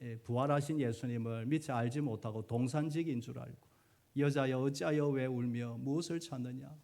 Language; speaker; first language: Korean; native; Korean